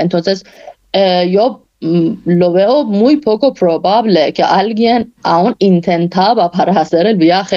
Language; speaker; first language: Spanish; non-native, learner; Persian